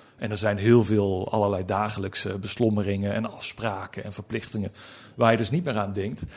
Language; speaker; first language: Dutch; native; Dutch